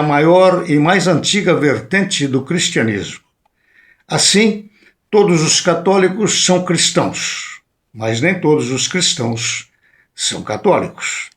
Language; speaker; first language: Portuguese; native; Portuguese